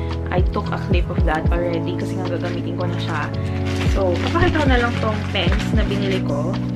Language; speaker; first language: Filipino; native; Filipino